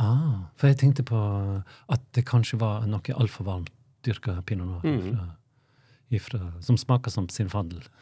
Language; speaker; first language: Norwegian; native; Norwegian